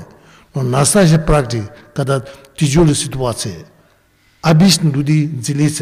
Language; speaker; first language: Russian; non-native, learner; Tibetan